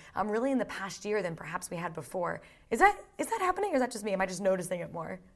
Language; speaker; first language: English; native; English